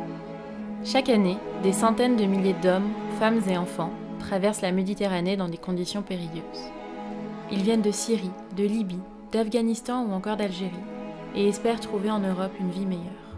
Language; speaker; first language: French; native; French